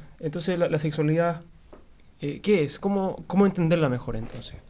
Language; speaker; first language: Spanish; native; Spanish